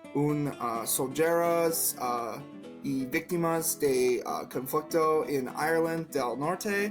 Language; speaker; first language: Spanish; non-native, learner; English